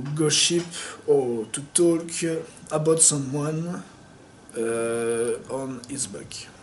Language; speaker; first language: English; non-native, learner; French